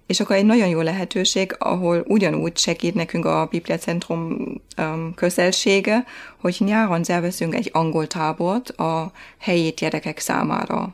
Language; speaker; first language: Hungarian; non-native, fluent; German